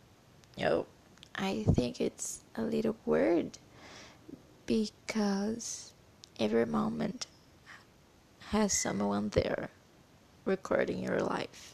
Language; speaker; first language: English; non-native, learner; Portuguese